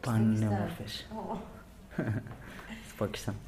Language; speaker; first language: Greek; non-native, fluent; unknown